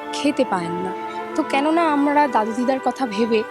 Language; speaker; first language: Bangla; native; Bangla